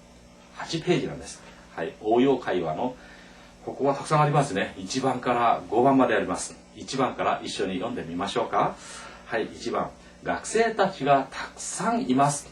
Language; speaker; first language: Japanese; non-native, fluent; Korean